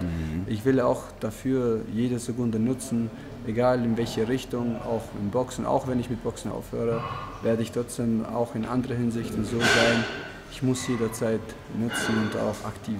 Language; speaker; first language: German; non-native, fluent; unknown